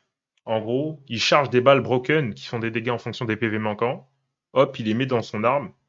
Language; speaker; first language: French; native; French